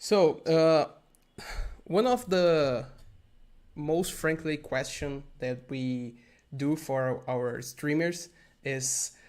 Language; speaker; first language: English; non-native, learner; Portuguese